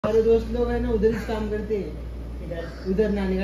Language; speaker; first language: Hindi; non-native, local second language; Marathi